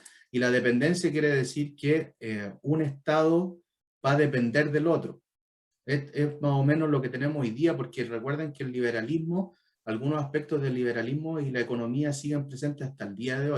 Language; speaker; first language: Spanish; native; Spanish